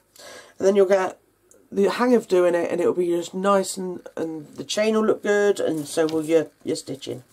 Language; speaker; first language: English; native; English